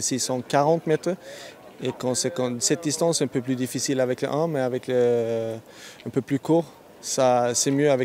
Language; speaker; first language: French; non-native, fluent; Swedish